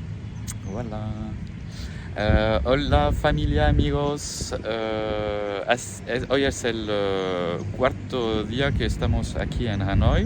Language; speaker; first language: Spanish; non-native, fluent; French